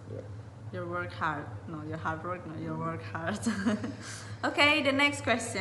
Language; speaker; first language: English; non-native, learner; Indonesian